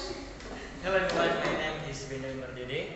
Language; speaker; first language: English; non-native, learner; Indonesian